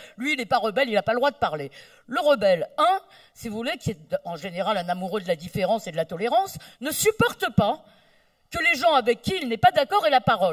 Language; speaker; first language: French; native; French